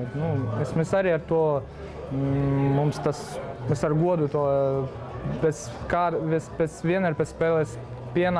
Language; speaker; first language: Latvian; non-native, local second language; Russian